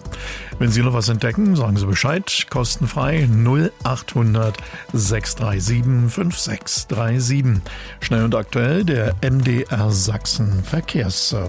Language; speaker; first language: German; native; German